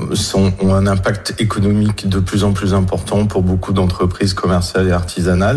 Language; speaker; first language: French; native; French